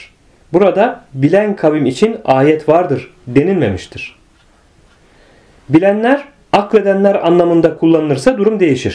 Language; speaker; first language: Turkish; native; Turkish